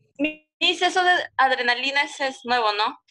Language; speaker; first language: Spanish; native; Spanish